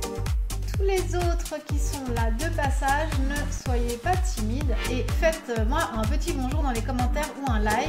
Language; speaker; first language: French; native; French